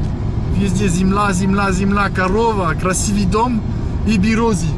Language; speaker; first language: Russian; non-native, learner; French